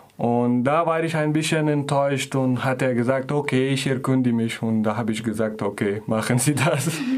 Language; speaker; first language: German; non-native, fluent; Persian